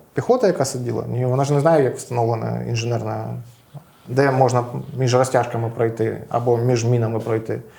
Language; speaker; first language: Ukrainian; non-native, local second language; Russian